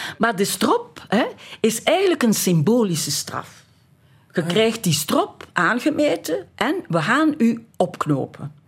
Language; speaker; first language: Dutch; native; Dutch